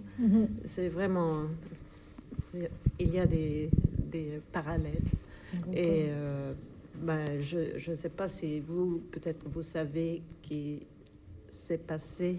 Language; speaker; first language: French; non-native, fluent; German